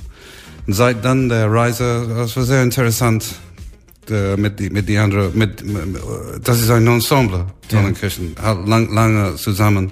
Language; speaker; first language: German; non-native, learner; English